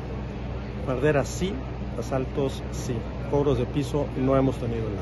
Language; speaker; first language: Spanish; native; Spanish